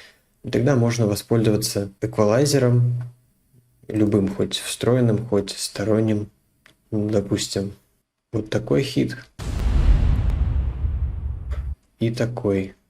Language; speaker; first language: Russian; native; Russian